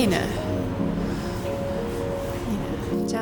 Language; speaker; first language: Japanese; non-native, fluent; English